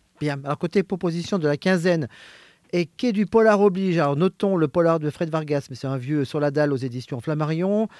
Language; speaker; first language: French; native; French